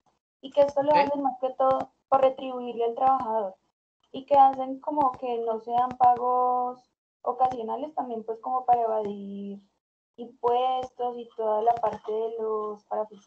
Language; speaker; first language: Spanish; native; Spanish